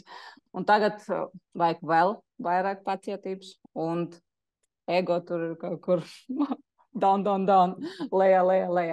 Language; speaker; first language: Latvian; non-native, local second language; Russian